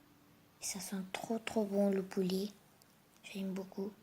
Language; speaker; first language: French; non-native, learner; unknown